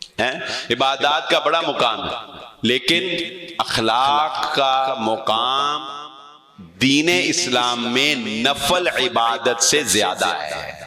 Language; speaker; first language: Urdu; non-native, local second language; Punjabi